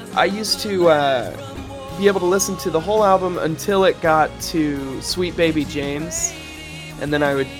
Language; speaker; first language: English; native; English